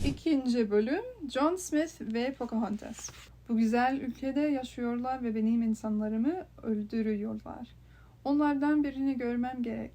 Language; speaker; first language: Turkish; non-native, learner; English